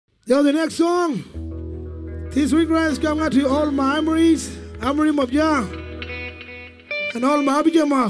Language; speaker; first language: English; non-native, local second language; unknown